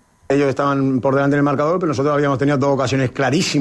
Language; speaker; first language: Spanish; native; Spanish